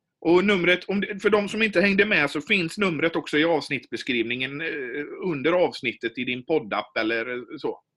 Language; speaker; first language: Swedish; native; Swedish